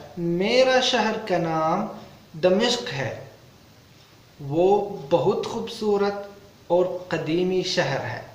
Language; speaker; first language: Hindi; non-native, learner; Arabic